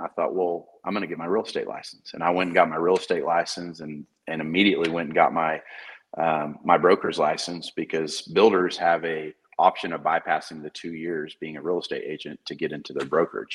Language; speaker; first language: English; native; English